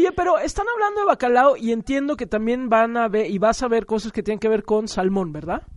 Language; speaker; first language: Spanish; native; Spanish